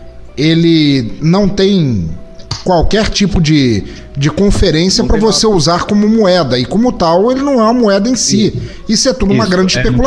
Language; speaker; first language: Portuguese; native; Portuguese